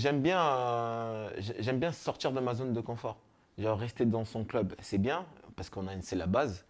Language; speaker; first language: French; native; French